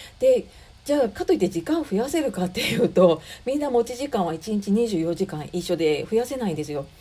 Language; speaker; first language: Japanese; native; Japanese